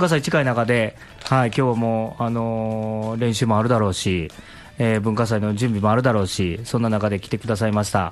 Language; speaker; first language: Japanese; native; Japanese